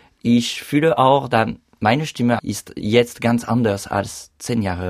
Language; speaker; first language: German; non-native, learner; French